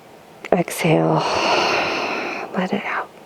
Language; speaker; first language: English; native; English